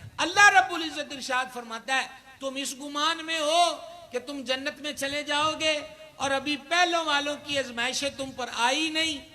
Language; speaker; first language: Urdu; non-native, local second language; Punjabi